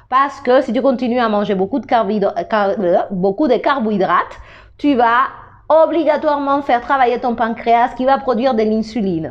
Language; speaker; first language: French; non-native, fluent; Spanish